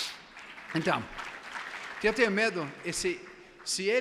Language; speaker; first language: Portuguese; non-native, fluent; English